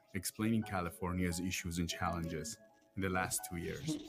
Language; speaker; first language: English; non-native, fluent; Persian